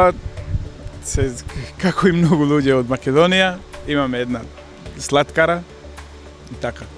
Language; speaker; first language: Macedonian; non-native, local second language; Albanian